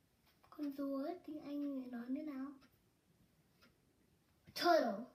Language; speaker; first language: Vietnamese; early bilingual, heritage; Vietnamese